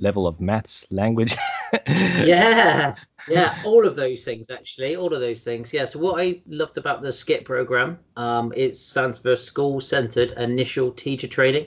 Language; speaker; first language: English; native; English